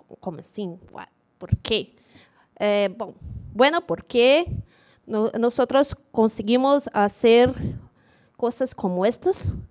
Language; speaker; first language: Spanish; non-native, learner; Portuguese